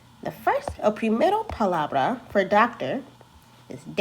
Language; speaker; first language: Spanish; non-native, learner; English